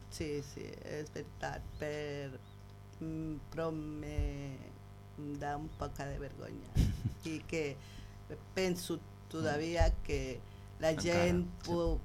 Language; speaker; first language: Catalan; non-native, learner; Spanish